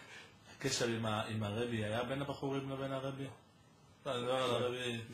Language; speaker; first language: Hebrew; native; Hebrew